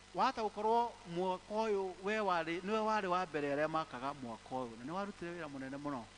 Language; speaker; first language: Kikuyu; native; Kikuyu